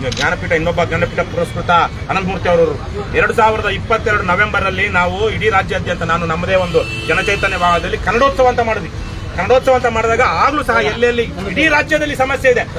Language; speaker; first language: Kannada; native; Kannada